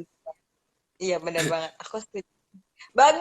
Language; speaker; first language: Indonesian; native; Indonesian